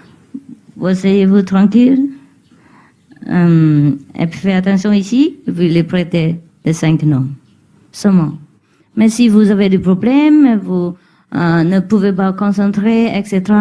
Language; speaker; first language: French; non-native, learner; Vietnamese